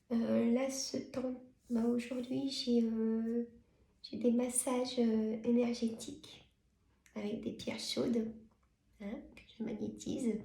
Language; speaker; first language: French; native; French